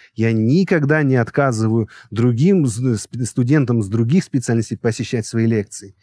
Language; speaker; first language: Russian; native; Russian